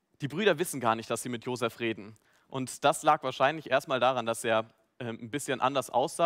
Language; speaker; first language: German; native; German